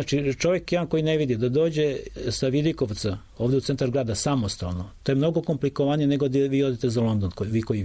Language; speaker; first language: Serbian; native; Serbian